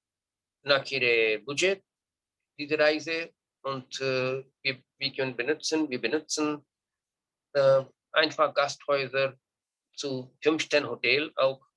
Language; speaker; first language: German; non-native, learner; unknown